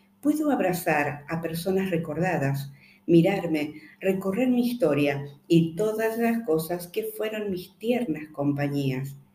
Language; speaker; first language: Spanish; native; Spanish